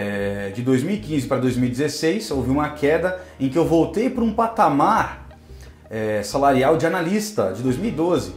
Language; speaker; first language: Portuguese; native; Portuguese